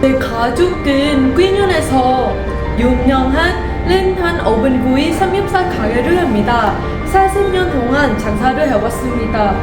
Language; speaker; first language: Korean; non-native, learner; Vietnamese